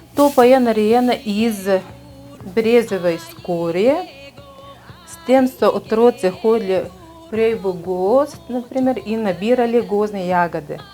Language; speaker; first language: Slovenian; non-native, fluent; Russian